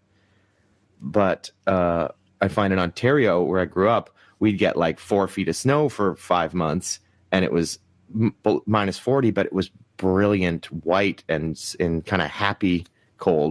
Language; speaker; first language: English; native; English